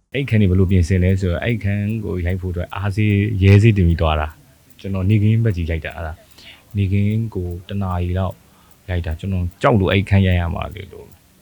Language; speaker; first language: Burmese; native; Burmese